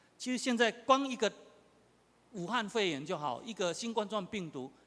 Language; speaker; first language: Chinese; non-native, local second language; Min Nan Chinese